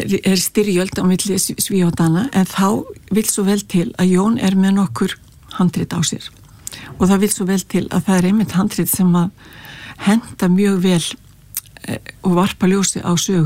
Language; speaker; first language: Icelandic; native; Icelandic